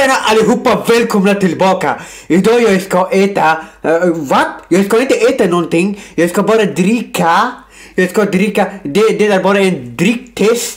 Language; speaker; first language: Swedish; non-native, local second language; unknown